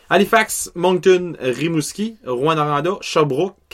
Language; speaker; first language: French; native; French